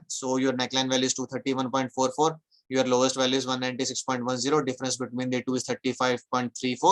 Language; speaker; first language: English; non-native, local second language; Hindi